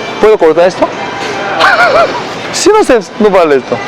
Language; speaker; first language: Spanish; non-native, learner; Korean